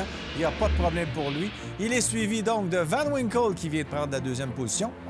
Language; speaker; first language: French; native; French